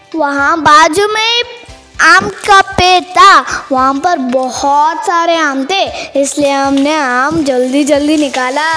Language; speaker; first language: Hindi; non-native, local second language; Tulu